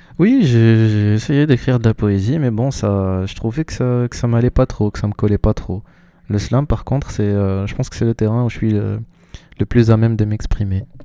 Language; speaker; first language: French; non-native, local second language; Arabic